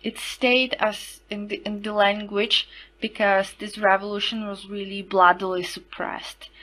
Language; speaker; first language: English; non-native, fluent; Slovak